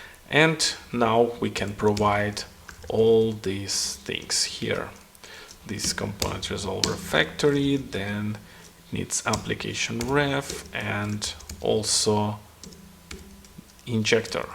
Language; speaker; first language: English; non-native, fluent; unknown